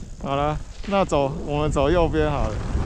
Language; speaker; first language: Chinese; native; Chinese